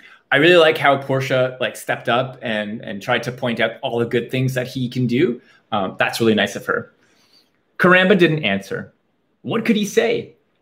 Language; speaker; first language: English; native; English